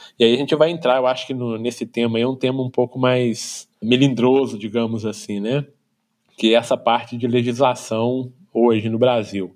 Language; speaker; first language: Portuguese; native; Portuguese